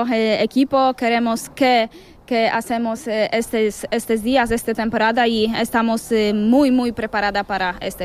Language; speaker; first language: Spanish; non-native, learner; Polish